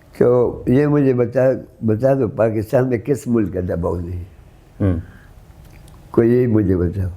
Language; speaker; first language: Urdu; non-native, local second language; Pashto